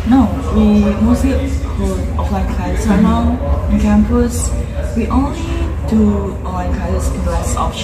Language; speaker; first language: English; non-native, learner; Indonesian